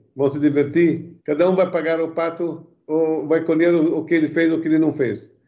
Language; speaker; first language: Portuguese; early bilingual, other home language; Arabic